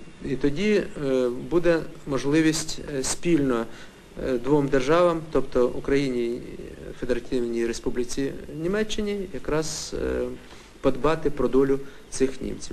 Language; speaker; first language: Ukrainian; native; Ukrainian